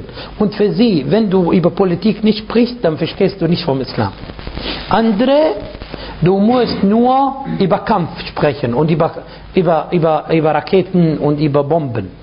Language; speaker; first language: German; non-native, fluent; Arabic